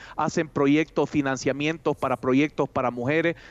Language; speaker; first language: Spanish; native; Spanish